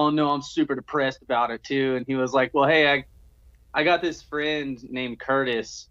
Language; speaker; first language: English; native; English